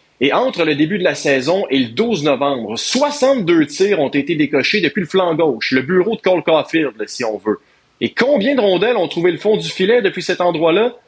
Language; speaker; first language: French; native; French